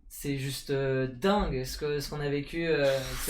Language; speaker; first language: French; native; French